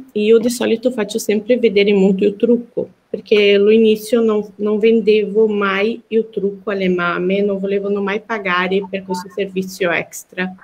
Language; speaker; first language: Italian; non-native, fluent; Portuguese